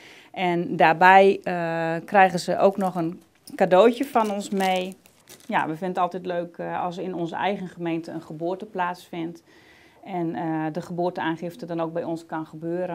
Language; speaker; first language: Dutch; native; Dutch